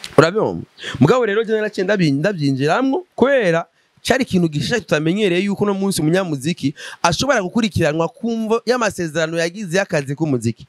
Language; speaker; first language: Rundi; native; Rundi